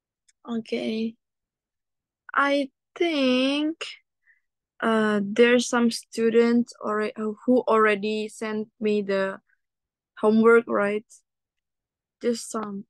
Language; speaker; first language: English; non-native, learner; Indonesian